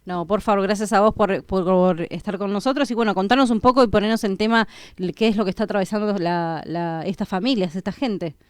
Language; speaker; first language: Spanish; native; Spanish